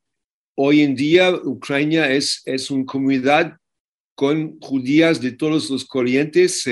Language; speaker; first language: Spanish; non-native, fluent; English